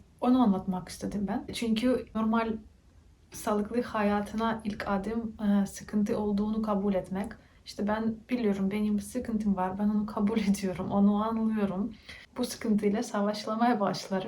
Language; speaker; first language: Turkish; non-native, learner; Russian